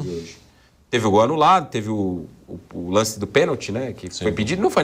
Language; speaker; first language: Portuguese; native; Portuguese